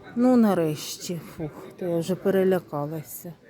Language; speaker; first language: Ukrainian; native; Ukrainian